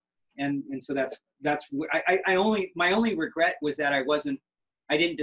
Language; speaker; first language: English; native; English